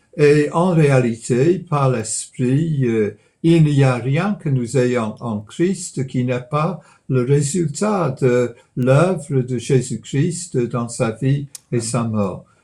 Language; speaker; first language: French; non-native, fluent; English